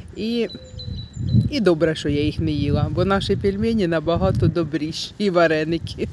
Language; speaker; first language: Ukrainian; native; Ukrainian